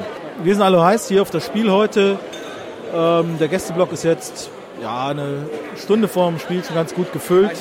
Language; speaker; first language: German; native; German